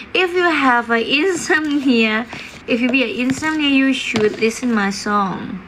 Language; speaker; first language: English; non-native, learner; Thai